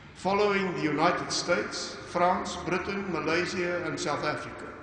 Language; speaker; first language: English; non-native, local second language; Afrikaans